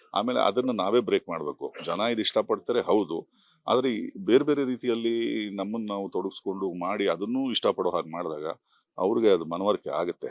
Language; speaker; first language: Kannada; native; Kannada